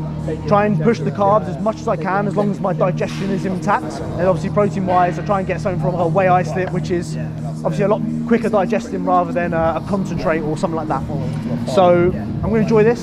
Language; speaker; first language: English; native; English